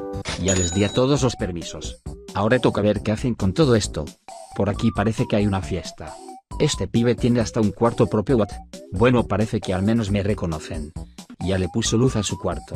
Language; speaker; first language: Spanish; native; Spanish